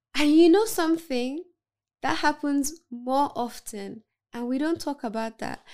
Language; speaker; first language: English; non-native, local second language; Yoruba